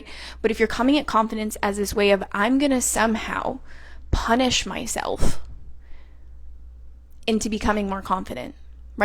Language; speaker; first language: English; native; English